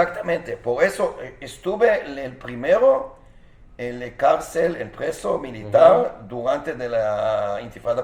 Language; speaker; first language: Spanish; non-native, fluent; Hebrew